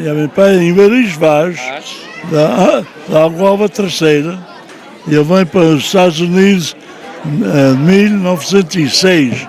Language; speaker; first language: Portuguese; early bilingual, heritage; Portuguese